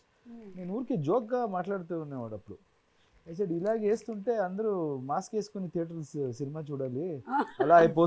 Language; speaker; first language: Telugu; non-native, fluent; Kannada